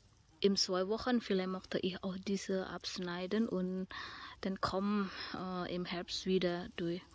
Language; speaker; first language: German; non-native, learner; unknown